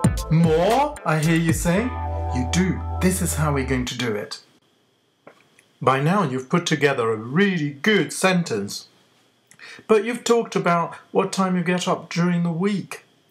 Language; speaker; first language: English; native; English